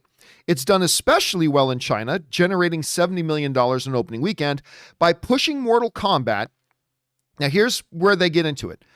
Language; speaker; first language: English; native; English